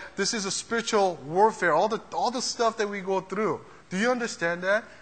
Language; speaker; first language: English; early bilingual, other home language; Korean